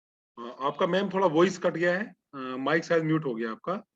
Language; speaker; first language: Hindi; native; Hindi